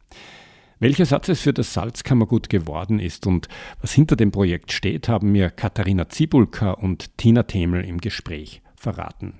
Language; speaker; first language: German; native; German